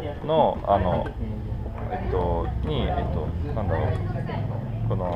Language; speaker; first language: Japanese; non-native, learner; Russian